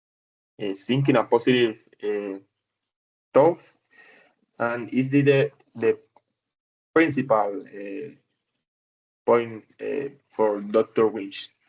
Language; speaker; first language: English; non-native, learner; Spanish